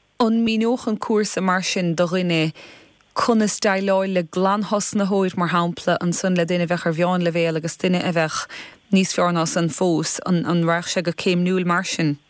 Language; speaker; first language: Irish; native; Irish